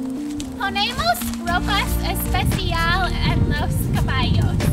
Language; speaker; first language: Spanish; non-native, learner; English